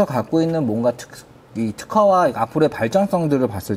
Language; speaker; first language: Korean; native; Korean